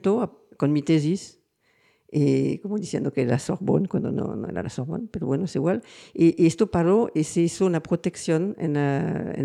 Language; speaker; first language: Spanish; non-native, fluent; French